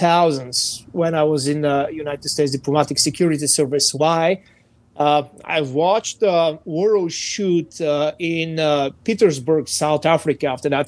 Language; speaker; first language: English; non-native, fluent; Bulgarian